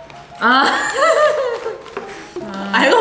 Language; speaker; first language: Korean; non-native, fluent; Thai